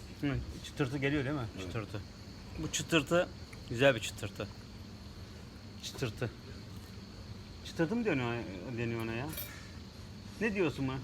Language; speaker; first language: Turkish; native; Turkish